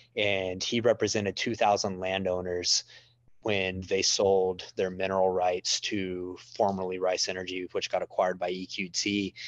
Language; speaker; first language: English; native; English